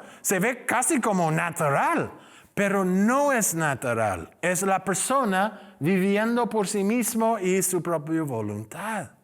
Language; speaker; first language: Spanish; non-native, learner; English